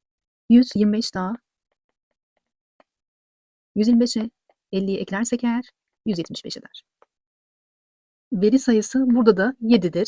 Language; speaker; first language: Turkish; native; Turkish